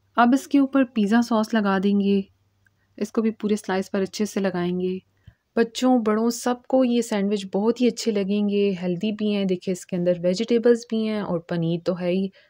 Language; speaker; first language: Urdu; native; Urdu